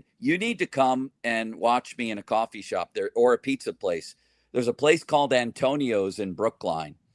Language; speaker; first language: English; native; English